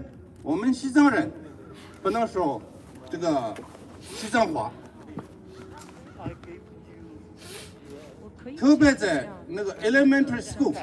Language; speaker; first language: Chinese; non-native, local second language; Tibetan